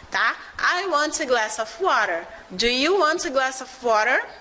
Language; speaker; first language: English; non-native, fluent; Portuguese